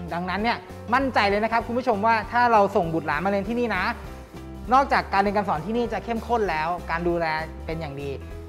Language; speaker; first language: Thai; native; Thai